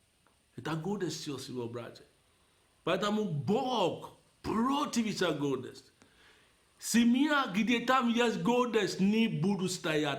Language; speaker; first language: Russian; non-native, fluent; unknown